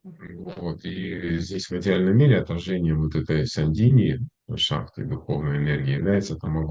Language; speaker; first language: Russian; native; Russian